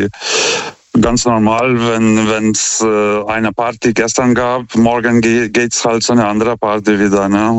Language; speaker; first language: German; non-native, fluent; Lithuanian